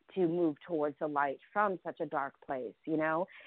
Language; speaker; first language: English; early bilingual, other home language; Russian